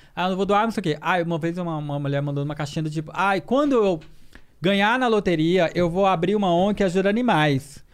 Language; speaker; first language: Portuguese; native; Portuguese